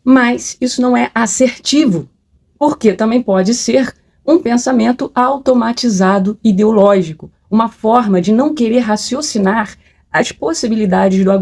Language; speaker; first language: Portuguese; native; Portuguese